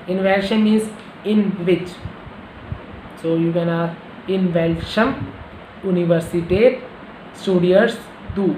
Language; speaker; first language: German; non-native, learner; Hindi